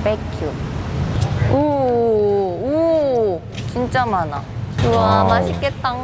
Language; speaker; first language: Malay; non-native, learner; Korean